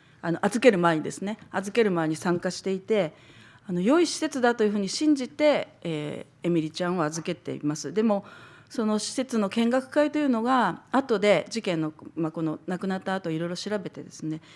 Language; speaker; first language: Japanese; native; Japanese